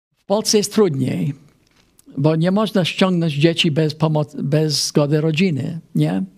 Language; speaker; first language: Polish; non-native, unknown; English